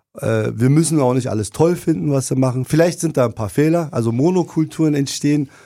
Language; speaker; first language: German; non-native, fluent; Turkish